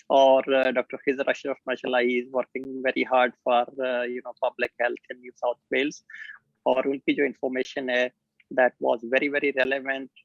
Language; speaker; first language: Urdu; native; Urdu